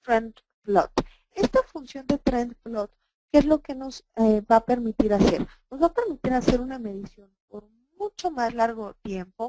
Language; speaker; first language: Spanish; native; Spanish